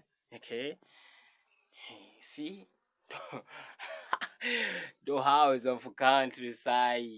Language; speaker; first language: English; non-native, learner; Rundi